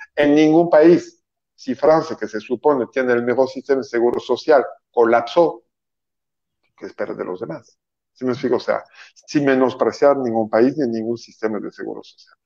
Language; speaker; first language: Spanish; non-native, fluent; French